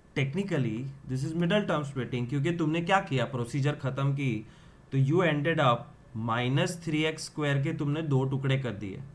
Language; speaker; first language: Hindi; non-native, local second language; Gujarati